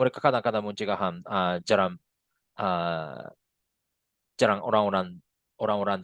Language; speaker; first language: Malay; non-native, fluent; Japanese